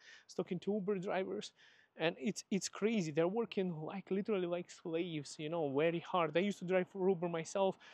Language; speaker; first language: English; non-native, fluent; Russian